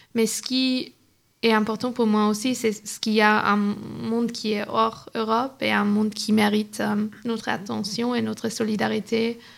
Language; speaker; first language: French; non-native, fluent; German